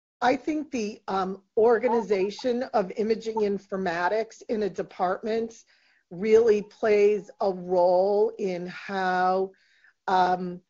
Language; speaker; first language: English; native; English